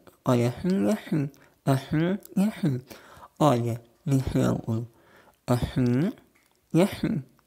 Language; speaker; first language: Portuguese; non-native, local second language; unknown